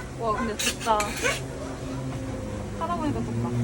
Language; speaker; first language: Korean; native; Korean